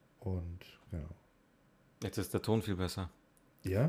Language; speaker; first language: German; native; German